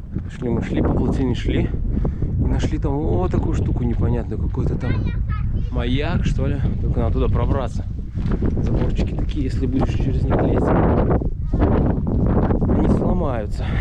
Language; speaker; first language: Russian; native; Russian